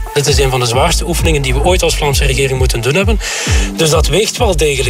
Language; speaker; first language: Dutch; native; Dutch